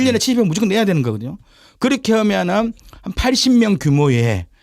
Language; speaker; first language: Korean; native; Korean